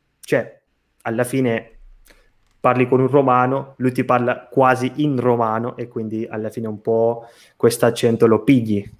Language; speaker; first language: Italian; non-native, fluent; Portuguese